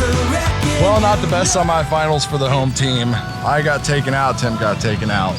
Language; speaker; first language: English; native; English